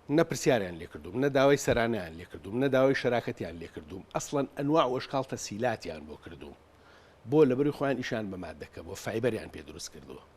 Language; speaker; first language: Central Kurdish; native; Central Kurdish